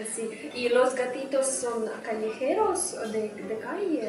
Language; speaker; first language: Spanish; non-native, fluent; Russian